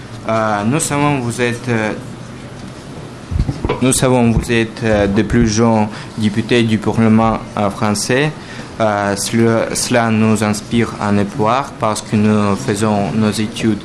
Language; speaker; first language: French; non-native, learner; Russian